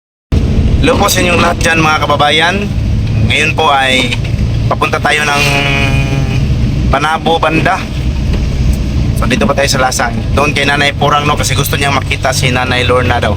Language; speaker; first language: Filipino; non-native, local second language; Cebuano